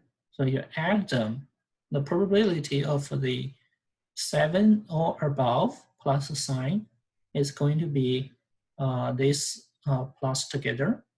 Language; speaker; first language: English; non-native, fluent; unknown